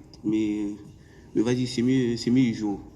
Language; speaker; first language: French; native; French